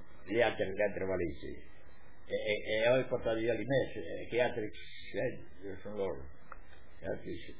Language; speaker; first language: Italian; non-native, local second language; Friulian